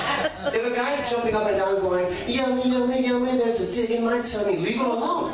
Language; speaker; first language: English; native; English